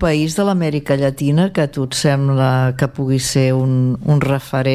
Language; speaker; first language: Catalan; native; Catalan